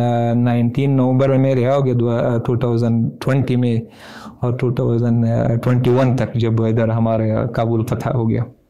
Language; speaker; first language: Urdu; non-native, fluent; Pashto